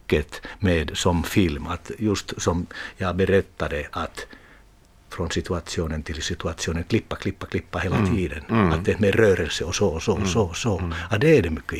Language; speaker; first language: Swedish; non-native, learner; Finnish